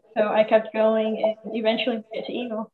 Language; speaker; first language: English; native; English